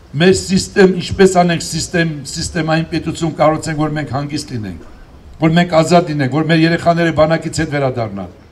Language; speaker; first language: Armenian; native; Armenian